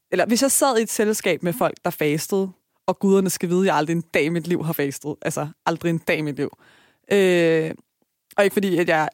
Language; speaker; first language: Danish; early bilingual, other home language; Persian